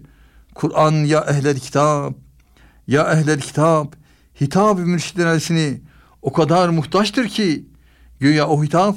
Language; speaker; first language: Turkish; native; Turkish